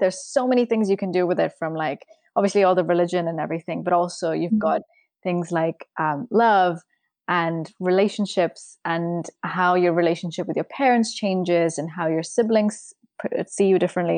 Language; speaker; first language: English; non-native, local second language; Urdu